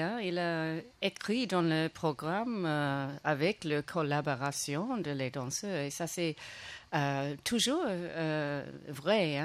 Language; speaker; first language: French; non-native, fluent; English